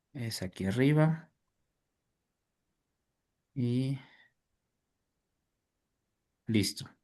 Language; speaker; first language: Spanish; native; Spanish